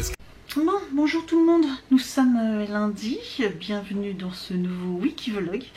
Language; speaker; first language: French; native; French